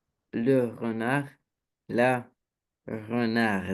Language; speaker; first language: French; non-native, learner; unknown